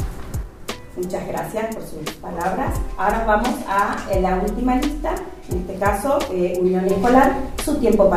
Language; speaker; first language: Spanish; native; Spanish